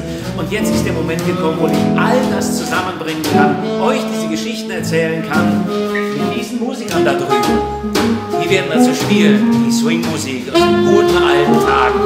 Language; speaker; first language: German; native; German